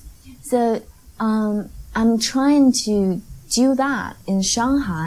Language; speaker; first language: English; non-native, fluent; Chinese